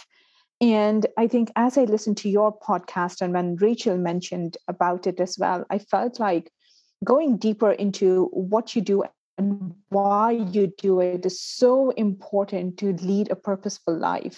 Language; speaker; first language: English; non-native, local second language; Urdu